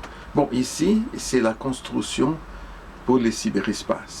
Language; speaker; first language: French; non-native, fluent; Portuguese